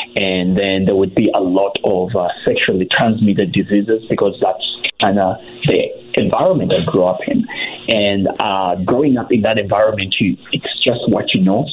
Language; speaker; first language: English; early bilingual, other home language; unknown